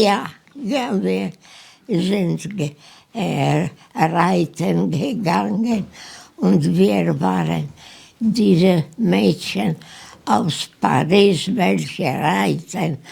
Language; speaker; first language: German; non-native, learner; Polish